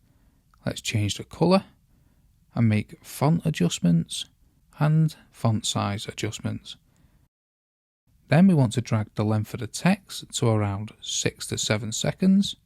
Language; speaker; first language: English; native; English